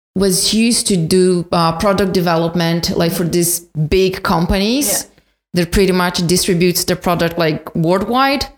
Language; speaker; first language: English; non-native, fluent; Portuguese